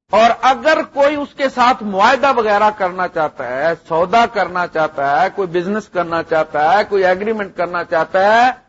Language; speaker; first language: Urdu; non-native, local second language; Punjabi